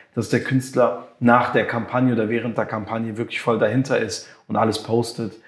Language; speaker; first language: German; non-native, local second language; French